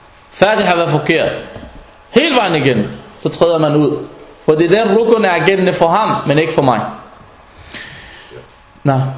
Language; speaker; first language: Danish; non-native, fluent; Arabic